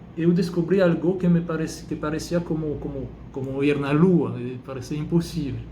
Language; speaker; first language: Portuguese; non-native, fluent; French